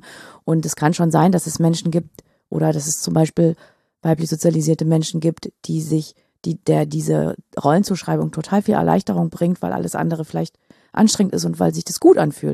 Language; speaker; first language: German; native; German